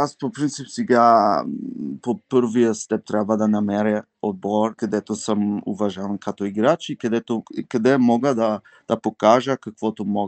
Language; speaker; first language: Bulgarian; early bilingual, heritage; Bulgarian